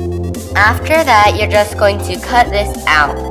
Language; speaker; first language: English; native; English